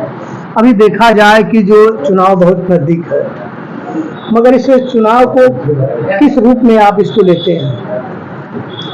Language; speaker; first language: Hindi; native; Hindi